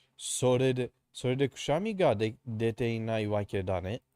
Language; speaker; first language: Japanese; non-native, learner; Greek